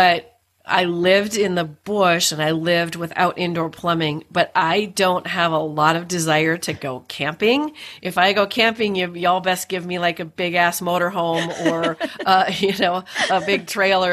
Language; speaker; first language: English; native; English